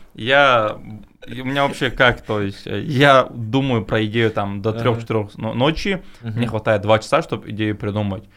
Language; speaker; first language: Russian; non-native, local second language; Chechen